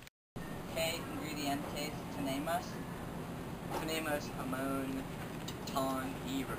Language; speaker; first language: Spanish; non-native, learner; English